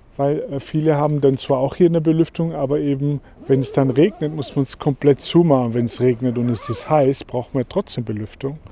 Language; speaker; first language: German; non-native, fluent; Portuguese